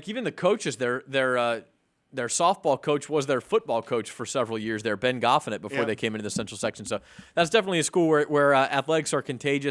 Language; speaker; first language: English; native; English